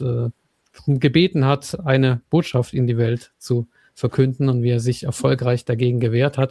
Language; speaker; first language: German; native; German